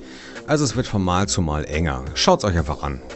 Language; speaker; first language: German; native; German